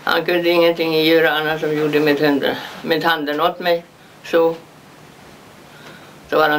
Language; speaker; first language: Swedish; early bilingual, heritage; Swedish